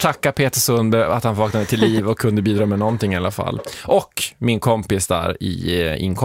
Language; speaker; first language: Swedish; native; Swedish